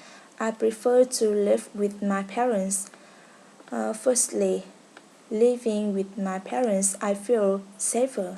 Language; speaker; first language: English; non-native, learner; Vietnamese